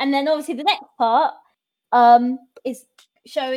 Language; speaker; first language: English; native; English